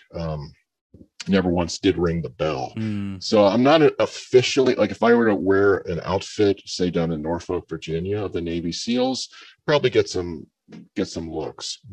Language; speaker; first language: English; native; English